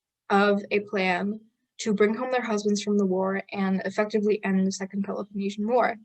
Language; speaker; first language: English; native; English